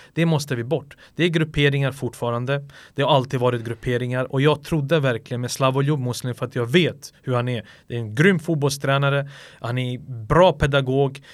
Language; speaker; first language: Swedish; early bilingual, other home language; Serbian